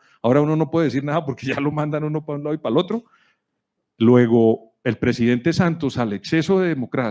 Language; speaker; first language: Spanish; native; Spanish